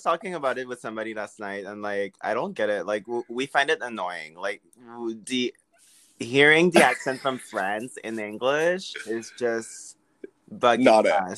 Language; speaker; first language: English; non-native, fluent; French